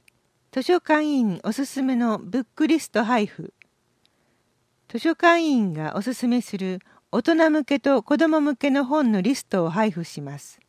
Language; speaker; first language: Japanese; native; Japanese